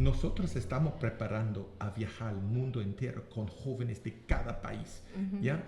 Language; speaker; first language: Spanish; non-native, learner; English